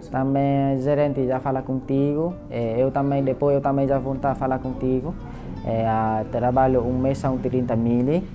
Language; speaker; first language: Portuguese; non-native, learner; Vietnamese